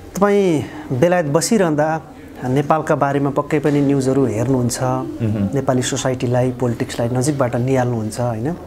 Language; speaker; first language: Nepali; native; Nepali